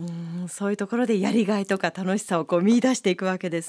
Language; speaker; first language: Japanese; native; Japanese